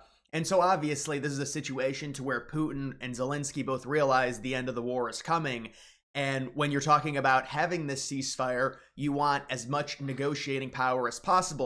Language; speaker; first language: English; native; English